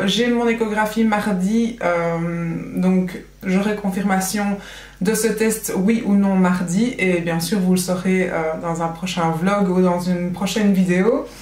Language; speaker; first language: French; native; French